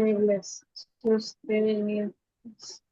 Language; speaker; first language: Spanish; non-native, fluent; Bangla